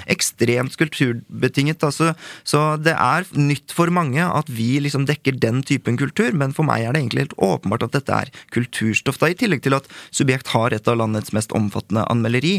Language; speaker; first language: Norwegian; early bilingual, other home language; Korean